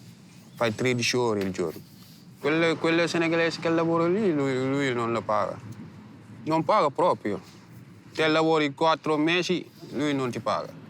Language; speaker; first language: Italian; non-native, learner; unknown